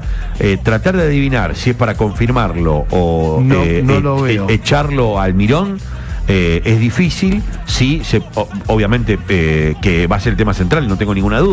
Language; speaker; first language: Spanish; native; Spanish